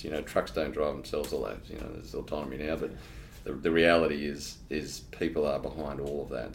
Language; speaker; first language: English; native; English